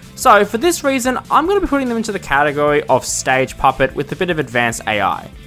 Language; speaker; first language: English; native; English